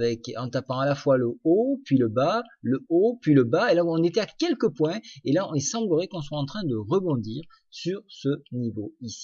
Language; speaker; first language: French; native; French